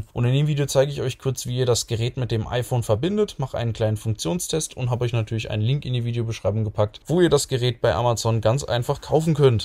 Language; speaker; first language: German; native; German